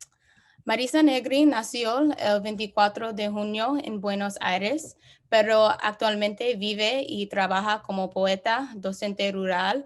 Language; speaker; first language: Spanish; non-native, learner; English